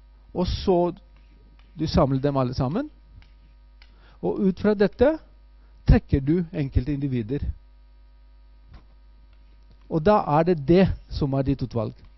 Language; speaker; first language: Norwegian; non-native, fluent; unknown